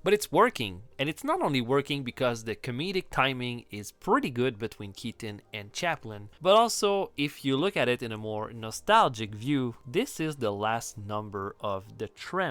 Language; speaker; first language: English; non-native, fluent; French